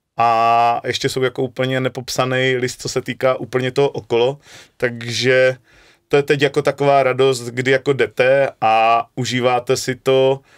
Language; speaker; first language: Czech; native; Czech